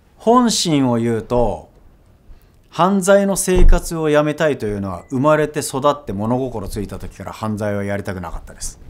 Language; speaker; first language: Japanese; native; Japanese